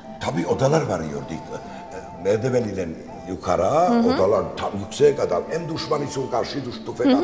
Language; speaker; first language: Turkish; non-native, learner; Georgian